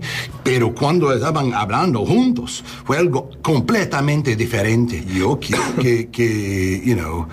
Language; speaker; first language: Spanish; non-native, learner; English